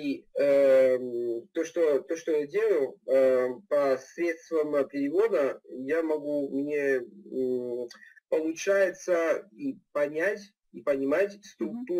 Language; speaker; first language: Russian; non-native, fluent; Italian